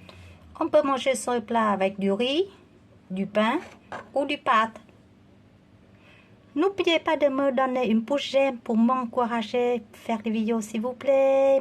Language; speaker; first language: French; non-native, fluent; Vietnamese